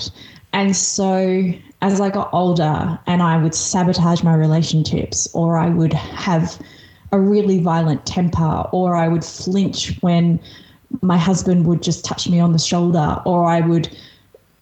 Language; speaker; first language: English; early bilingual, other home language; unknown